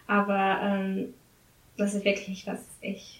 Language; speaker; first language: German; non-native, learner; English